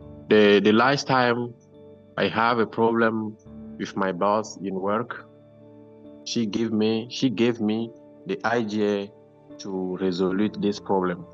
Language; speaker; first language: English; non-native, learner; French